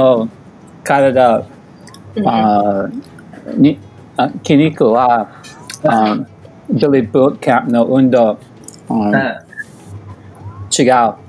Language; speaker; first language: Japanese; non-native, learner; English